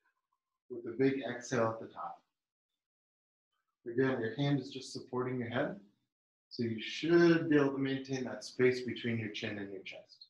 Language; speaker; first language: English; native; English